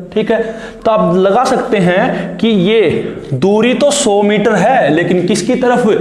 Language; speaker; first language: Hindi; native; Hindi